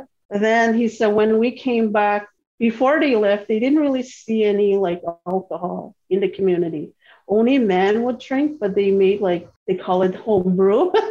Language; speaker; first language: English; non-native, fluent; Cree